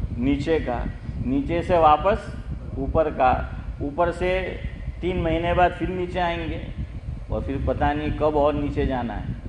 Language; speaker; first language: Urdu; non-native, local second language; Gujarati